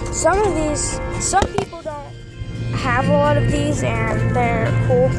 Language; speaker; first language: English; native; English